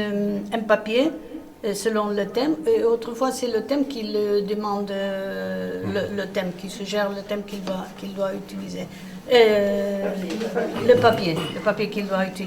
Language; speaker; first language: French; non-native, learner; Spanish